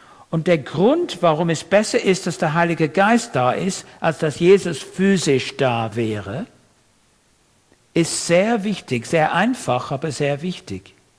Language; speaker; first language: German; non-native, fluent; English